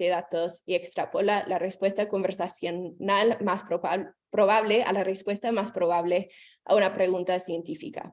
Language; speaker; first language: Spanish; non-native, fluent; English